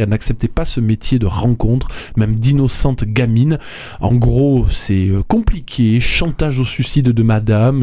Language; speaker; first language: French; native; French